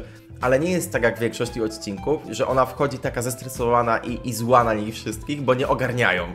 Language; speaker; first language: Polish; native; Polish